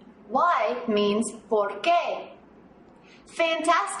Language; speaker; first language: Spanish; non-native, fluent; English